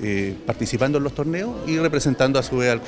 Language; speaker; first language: Spanish; native; Spanish